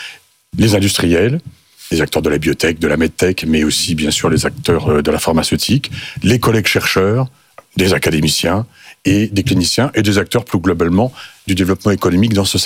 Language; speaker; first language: French; native; French